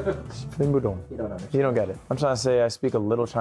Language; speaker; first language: English; native; English